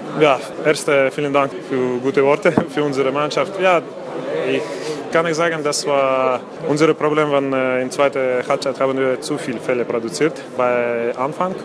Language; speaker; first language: German; non-native, learner; Russian